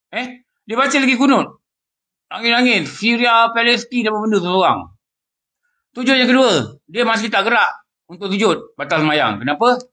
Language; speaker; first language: Malay; native; Malay